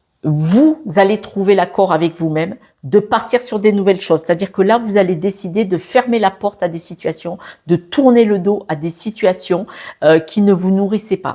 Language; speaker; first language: French; native; French